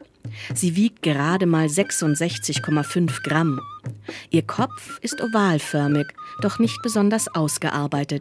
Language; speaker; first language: German; native; German